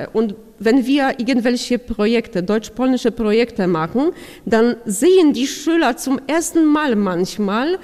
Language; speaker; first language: German; non-native, fluent; Polish